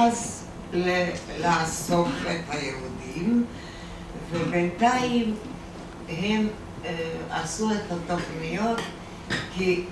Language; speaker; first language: Hebrew; non-native, fluent; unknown